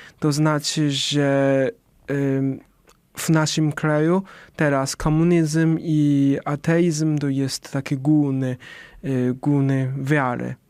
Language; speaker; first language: Polish; non-native, learner; Chinese